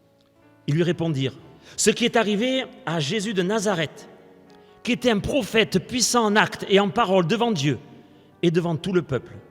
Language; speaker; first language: French; native; French